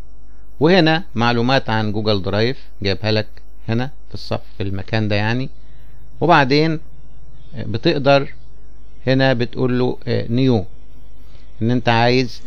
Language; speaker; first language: Arabic; native; Arabic